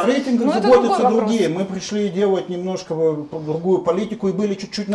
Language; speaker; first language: Russian; native; Russian